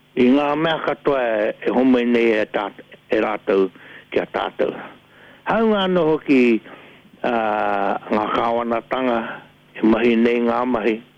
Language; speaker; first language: Māori; native; Māori